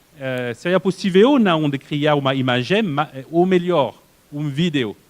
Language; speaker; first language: Portuguese; non-native, fluent; French